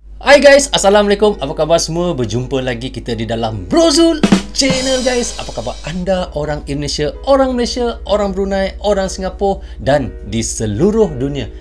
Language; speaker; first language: Malay; native; Malay